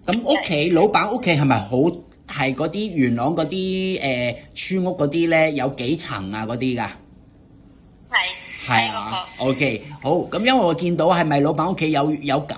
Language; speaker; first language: Cantonese; native; Cantonese